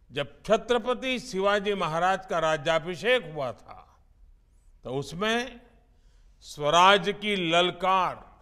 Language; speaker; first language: Hindi; non-native, local second language; Gujarati